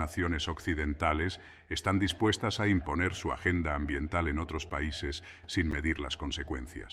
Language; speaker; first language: Spanish; native; Spanish